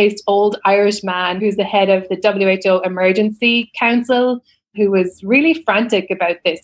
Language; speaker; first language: English; native; English